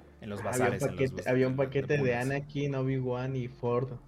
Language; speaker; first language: Spanish; native; Spanish